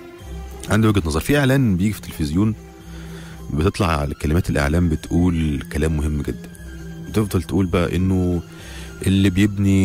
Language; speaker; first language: Arabic; native; Arabic